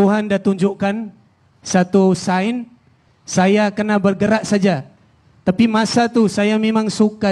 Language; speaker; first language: Indonesian; non-native, fluent; Filipino